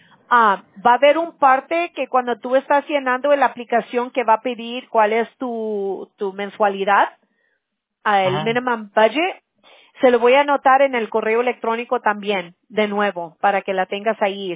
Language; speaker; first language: Spanish; early bilingual, heritage; Spanish